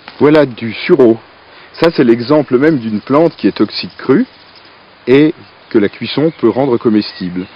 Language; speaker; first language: French; native; French